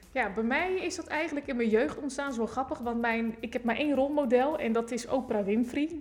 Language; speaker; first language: Dutch; native; Dutch